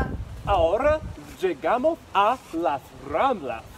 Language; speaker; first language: Spanish; non-native, learner; English